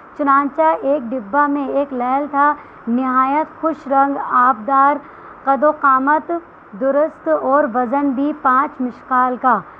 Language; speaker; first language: Urdu; native; Urdu